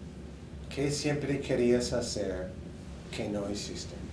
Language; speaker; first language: Spanish; non-native, fluent; English